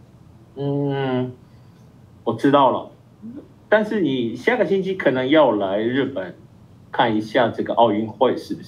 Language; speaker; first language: Chinese; non-native, fluent; Japanese